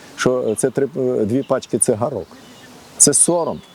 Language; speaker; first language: Ukrainian; native; Ukrainian